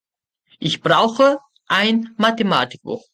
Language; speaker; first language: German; non-native, fluent; Uzbek